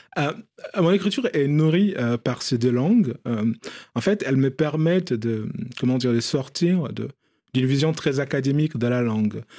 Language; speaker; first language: French; non-native, local second language; Bambara